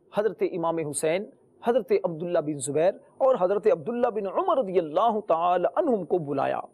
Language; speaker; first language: Urdu; native; Urdu